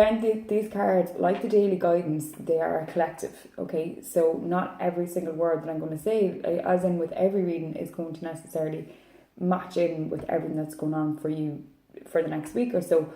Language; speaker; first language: English; native; English